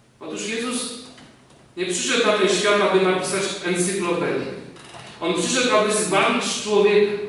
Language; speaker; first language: Polish; native; Polish